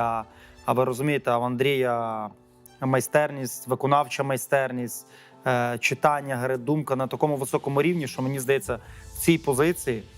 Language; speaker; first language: Ukrainian; native; Ukrainian